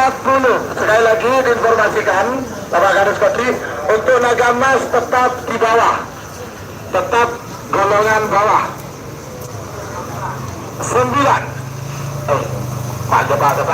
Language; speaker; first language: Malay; non-native, local second language; Madurese